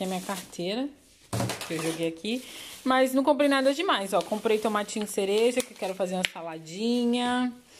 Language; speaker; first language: Portuguese; native; Portuguese